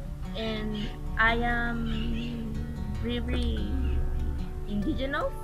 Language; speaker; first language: English; non-native, learner; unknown